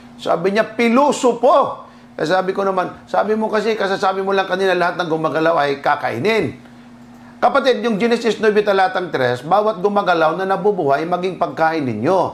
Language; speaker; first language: Filipino; native; Filipino